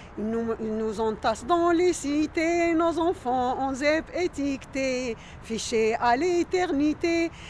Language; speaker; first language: French; non-native, local second language; Arabic